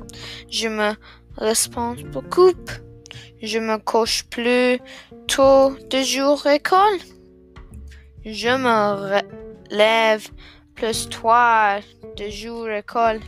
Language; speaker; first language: French; non-native, learner; English